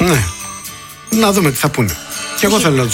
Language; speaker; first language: Greek; native; Greek